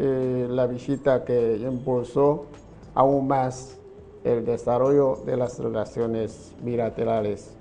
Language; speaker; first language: Spanish; non-native, fluent; Chinese